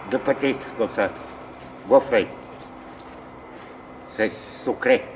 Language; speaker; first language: French; non-native, learner; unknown